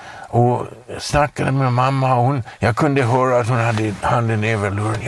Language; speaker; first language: Swedish; non-native, fluent; English